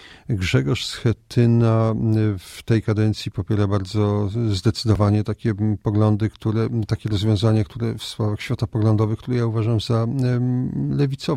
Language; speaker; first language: Polish; native; Polish